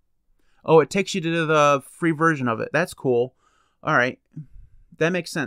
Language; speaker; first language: English; native; English